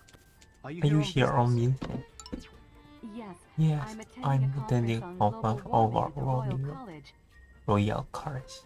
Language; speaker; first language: English; non-native, learner; Japanese